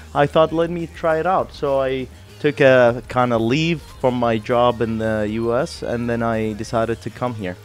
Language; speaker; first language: English; non-native, fluent; Arabic